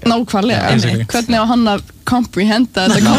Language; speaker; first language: Icelandic; native; Icelandic